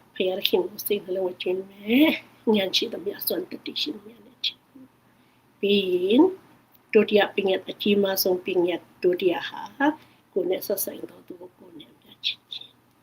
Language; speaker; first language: Burmese; non-native, local second language; Hakha Chin